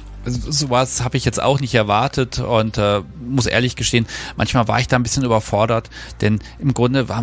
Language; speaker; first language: German; native; German